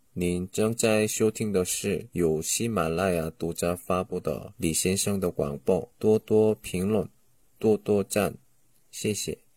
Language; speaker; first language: Chinese; non-native, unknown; Korean